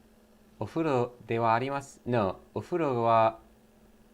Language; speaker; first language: Japanese; non-native, learner; English